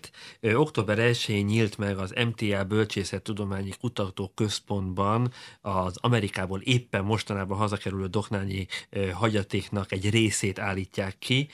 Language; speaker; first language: Hungarian; native; Hungarian